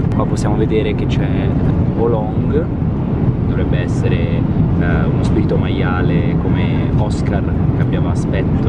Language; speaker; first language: Italian; native; Italian